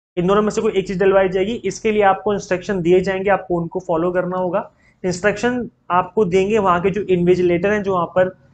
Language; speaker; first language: Hindi; native; Hindi